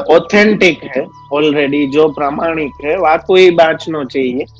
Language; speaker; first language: Hindi; non-native, local second language; Gujarati